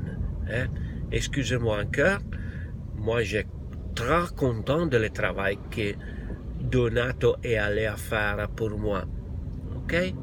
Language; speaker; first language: French; non-native, learner; Italian